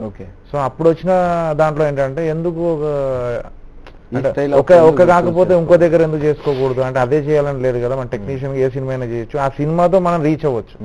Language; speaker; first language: Telugu; native; Telugu